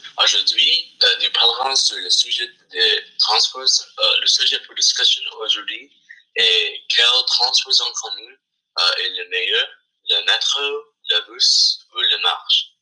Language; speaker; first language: French; non-native, learner; English